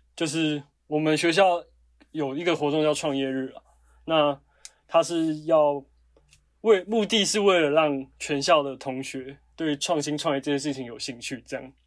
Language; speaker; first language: Chinese; native; Chinese